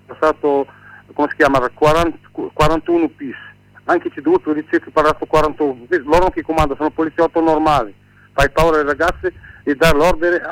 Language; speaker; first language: Italian; non-native, learner; Arabic